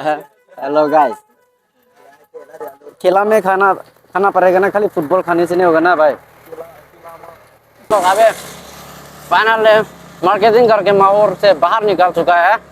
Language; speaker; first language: Hindi; non-native, local second language; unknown